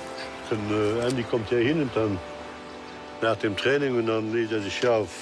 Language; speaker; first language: German; non-native, local second language; Luxembourgish